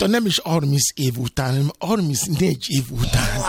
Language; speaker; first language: Hungarian; non-native, fluent; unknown